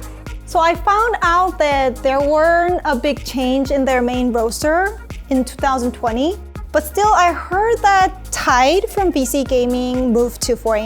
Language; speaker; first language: English; non-native, fluent; Korean